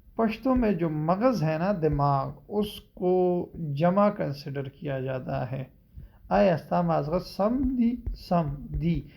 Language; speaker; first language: Urdu; non-native, local second language; Pashto